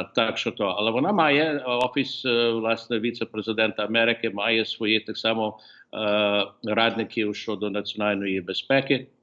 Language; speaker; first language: Ukrainian; early bilingual, heritage; Ukrainian